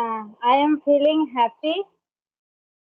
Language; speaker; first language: English; non-native, learner; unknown